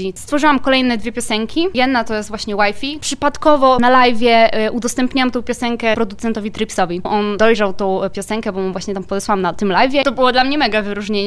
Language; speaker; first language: Polish; native; Polish